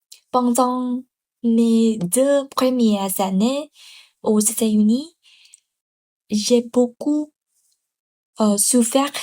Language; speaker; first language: French; non-native, learner; Vietnamese